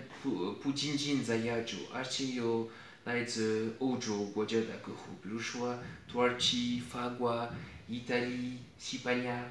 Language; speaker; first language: Chinese; non-native, fluent; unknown